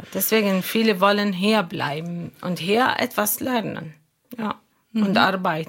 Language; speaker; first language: German; non-native, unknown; Arabic